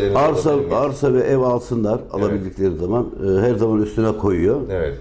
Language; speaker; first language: Turkish; native; Turkish